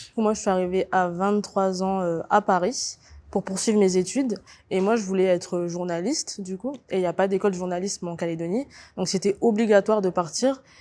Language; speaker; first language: French; native; French